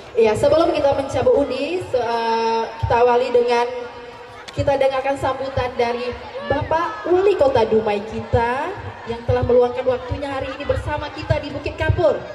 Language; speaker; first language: Malay; native; Malay